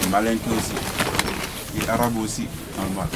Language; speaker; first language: French; non-native, local second language; Susu